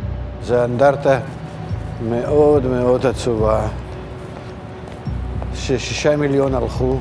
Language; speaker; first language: Hebrew; non-native, fluent; Russian